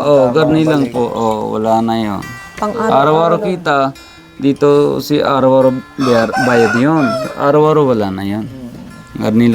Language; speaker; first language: Filipino; non-native, learner; Punjabi